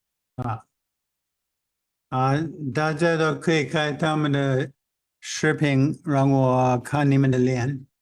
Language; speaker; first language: Chinese; non-native, fluent; English